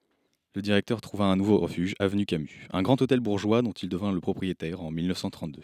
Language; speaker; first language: French; native; French